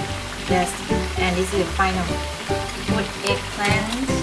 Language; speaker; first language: English; non-native, learner; Thai